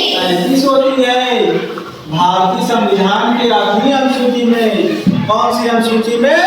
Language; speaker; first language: Hindi; native; Hindi